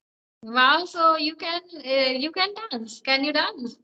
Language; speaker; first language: English; non-native, learner; Hindi